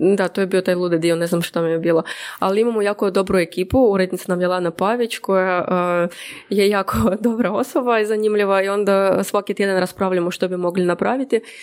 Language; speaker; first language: Croatian; non-native, fluent; Russian